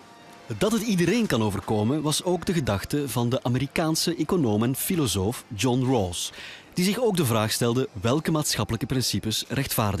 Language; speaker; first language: Dutch; native; Dutch